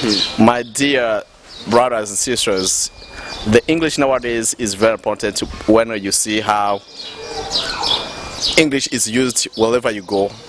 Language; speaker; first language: English; non-native, local second language; Rundi